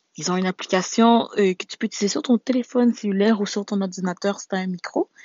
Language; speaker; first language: French; native; French